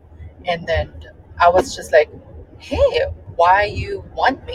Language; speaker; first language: English; non-native, local second language; Cebuano